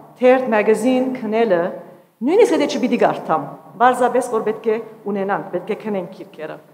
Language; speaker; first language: Armenian; early bilingual, heritage; Armenian